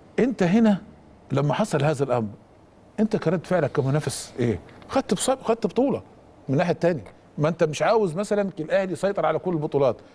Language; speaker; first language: Egyptian Arabic; native; Egyptian Arabic